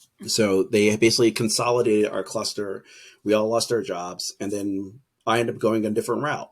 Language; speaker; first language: English; native; English